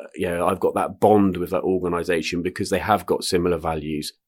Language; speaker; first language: English; native; English